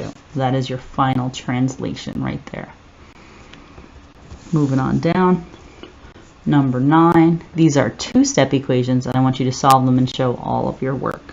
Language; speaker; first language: English; native; English